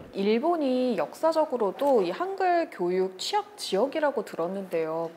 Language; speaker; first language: Korean; native; Korean